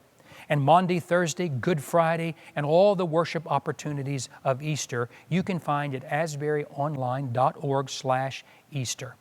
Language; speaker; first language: English; native; English